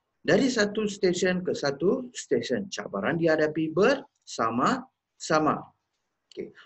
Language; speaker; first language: Malay; non-native, local second language; Tamil